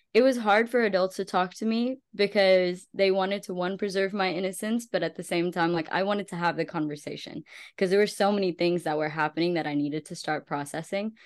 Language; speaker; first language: English; early bilingual, other home language; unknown